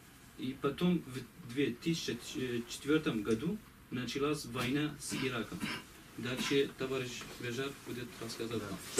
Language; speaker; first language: Russian; non-native, learner; Kurdish